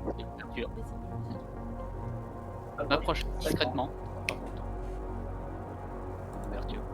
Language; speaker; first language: French; native; French